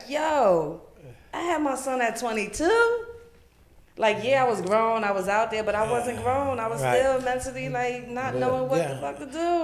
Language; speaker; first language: English; native; English